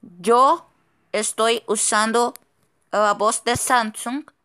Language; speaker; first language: Spanish; non-native, fluent; Portuguese